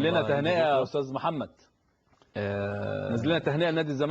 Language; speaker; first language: Arabic; native; Arabic